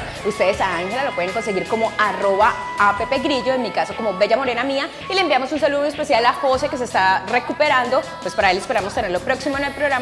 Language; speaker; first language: Spanish; native; Spanish